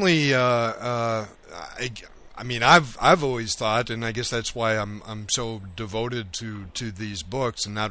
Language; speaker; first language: English; native; English